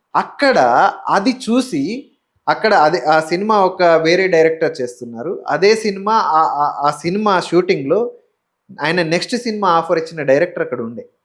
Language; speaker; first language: Telugu; native; Telugu